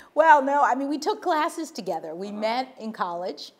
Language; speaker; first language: English; native; English